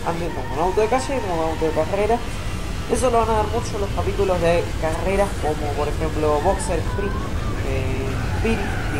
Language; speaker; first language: Spanish; native; Spanish